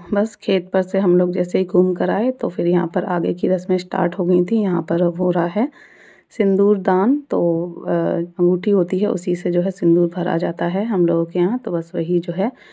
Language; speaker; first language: Hindi; native; Hindi